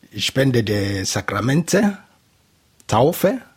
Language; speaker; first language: German; non-native, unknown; Igbo